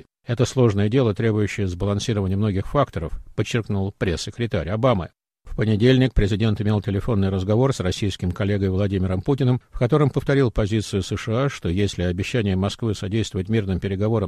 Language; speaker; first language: Russian; native; Russian